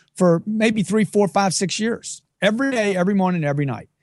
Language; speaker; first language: English; native; English